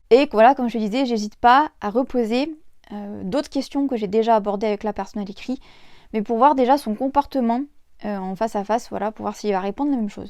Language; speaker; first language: French; native; French